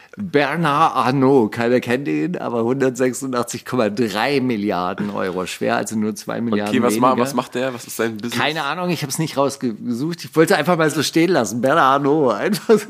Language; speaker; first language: German; native; German